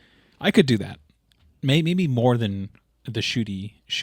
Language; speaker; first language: English; native; English